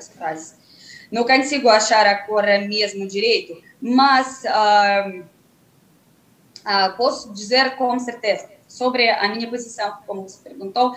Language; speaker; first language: Portuguese; non-native, fluent; Russian